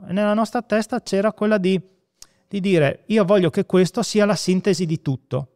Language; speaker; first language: Italian; native; Italian